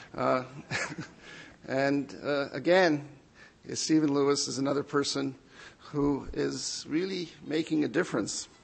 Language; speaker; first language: English; native; English